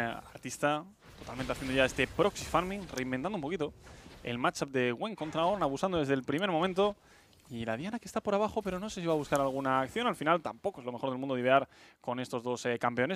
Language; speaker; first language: Spanish; native; Spanish